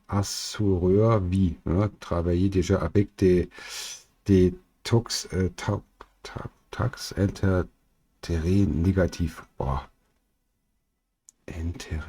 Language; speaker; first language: French; non-native, learner; German